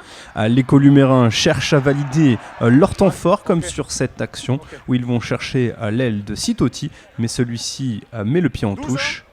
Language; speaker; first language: French; native; French